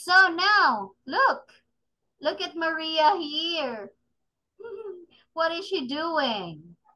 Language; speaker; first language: English; non-native, fluent; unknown